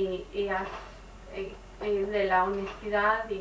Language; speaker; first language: Spanish; non-native, learner; English